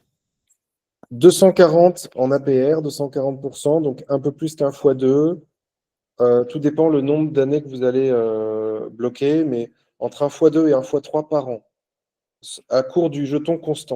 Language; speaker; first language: French; native; French